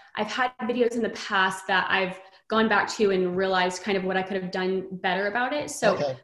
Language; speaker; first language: English; native; English